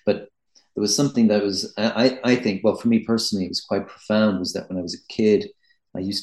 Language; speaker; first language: English; native; English